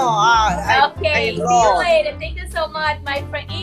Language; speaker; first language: English; non-native, learner; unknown